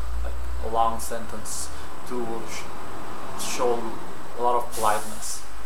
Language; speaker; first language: English; non-native, fluent; Spanish